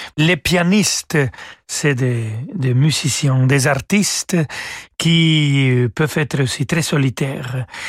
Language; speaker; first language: French; non-native, fluent; Spanish